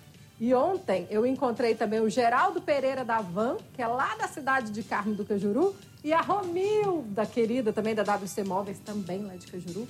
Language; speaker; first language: Portuguese; native; Portuguese